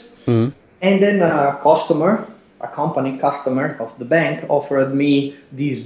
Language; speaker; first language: English; non-native, fluent; Italian